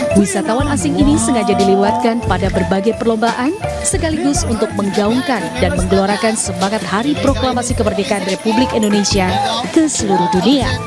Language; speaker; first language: Indonesian; native; Indonesian